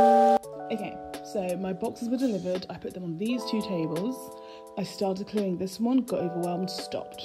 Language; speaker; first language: English; native; English